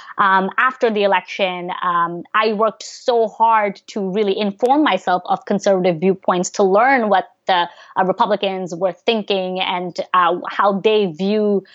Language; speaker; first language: English; early bilingual, other home language; Bangla